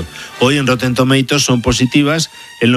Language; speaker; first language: Spanish; native; Spanish